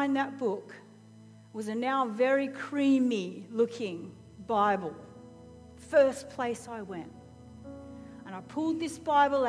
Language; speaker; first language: English; native; English